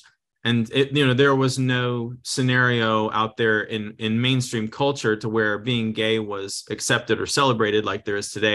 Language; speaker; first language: English; native; English